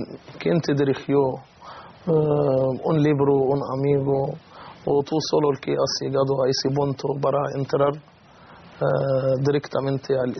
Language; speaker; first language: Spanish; non-native, fluent; Arabic